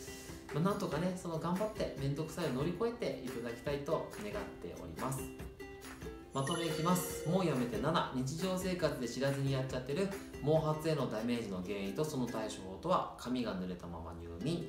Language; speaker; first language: Japanese; native; Japanese